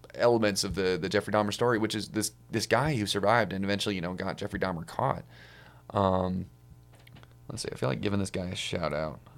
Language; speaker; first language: English; native; English